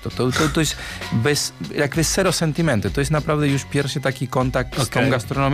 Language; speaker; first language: Polish; non-native, learner; Spanish